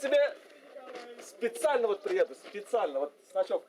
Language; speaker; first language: Russian; native; Russian